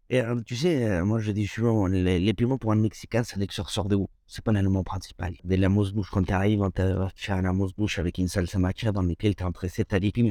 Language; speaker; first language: French; non-native, fluent; Spanish